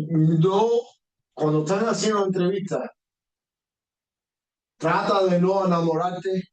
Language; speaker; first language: Spanish; early bilingual, heritage; Spanish